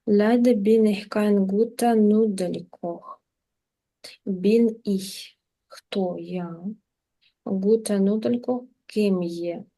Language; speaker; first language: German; non-native, fluent; Ukrainian